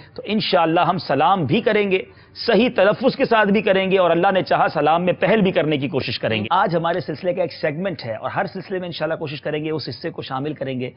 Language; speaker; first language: Urdu; native; Urdu